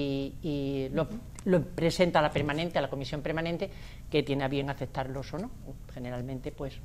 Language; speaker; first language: Spanish; native; Spanish